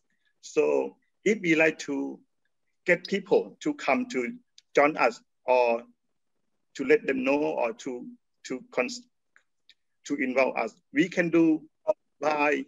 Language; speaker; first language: English; non-native, learner; Thai